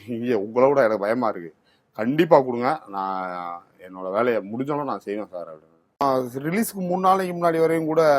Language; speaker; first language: Tamil; native; Tamil